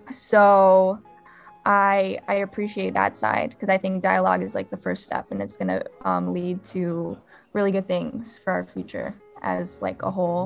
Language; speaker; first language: English; early bilingual, other home language; Arabic